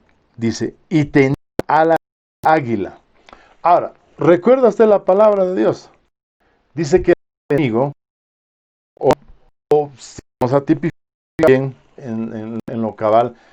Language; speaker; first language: Spanish; native; Spanish